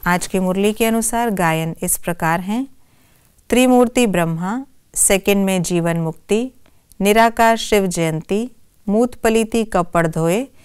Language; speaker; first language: Hindi; native; Hindi